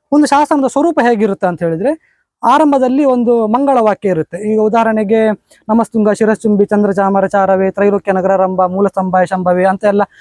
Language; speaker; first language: Kannada; non-native, local second language; Konkani